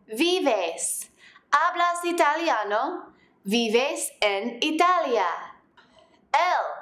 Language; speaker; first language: Spanish; non-native, fluent; English